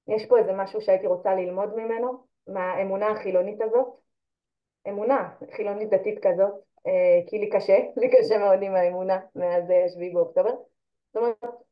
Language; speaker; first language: Hebrew; native; Hebrew